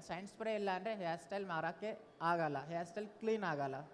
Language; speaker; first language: Kannada; non-native, learner; Bangla